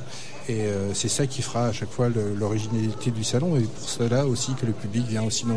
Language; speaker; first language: French; native; French